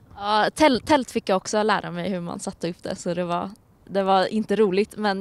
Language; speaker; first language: Swedish; native; Swedish